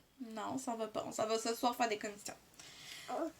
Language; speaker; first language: French; native; French